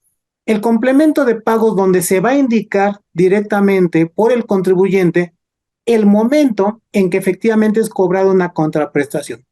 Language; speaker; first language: Spanish; native; Spanish